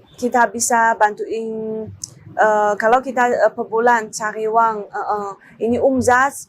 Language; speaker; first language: Indonesian; non-native, learner; Chinese